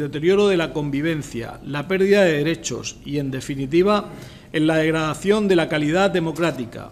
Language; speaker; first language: Spanish; native; Spanish